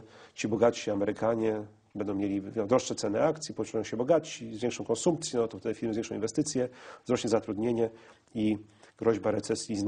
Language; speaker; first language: Polish; native; Polish